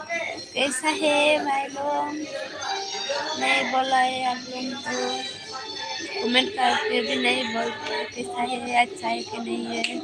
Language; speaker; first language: Hindi; non-native, local second language; Santali